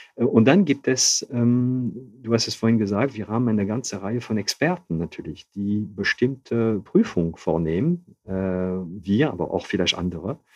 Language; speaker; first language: German; non-native, fluent; French